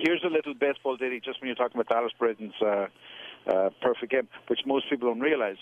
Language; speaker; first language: English; native; English